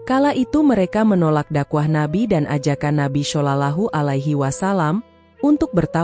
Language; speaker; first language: Indonesian; native; Indonesian